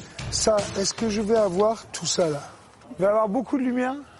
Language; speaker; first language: French; native; French